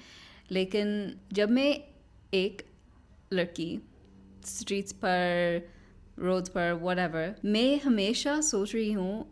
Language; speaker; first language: Hindi; non-native, learner; English